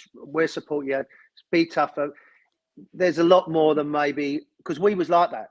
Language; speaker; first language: English; native; English